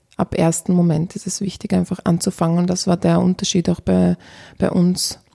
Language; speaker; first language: German; early bilingual, other home language; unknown